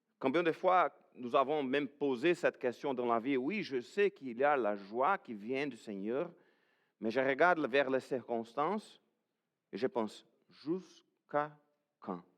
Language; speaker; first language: French; non-native, fluent; Portuguese